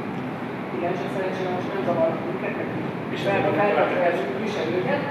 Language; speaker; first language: Hungarian; native; Hungarian